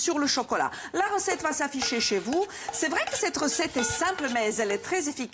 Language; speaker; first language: French; native; French